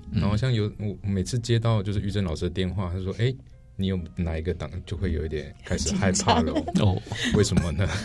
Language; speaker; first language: Chinese; native; Chinese